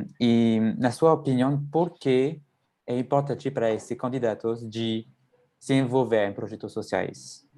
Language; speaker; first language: Portuguese; non-native, fluent; French